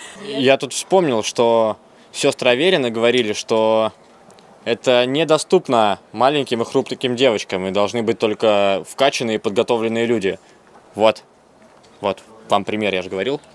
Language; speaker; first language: Russian; native; Russian